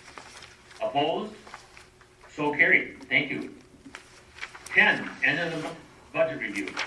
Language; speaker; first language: English; native; English